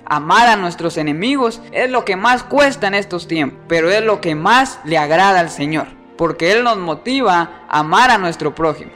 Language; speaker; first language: Spanish; native; Spanish